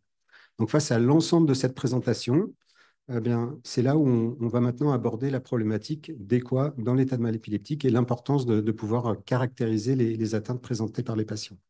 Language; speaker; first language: French; native; French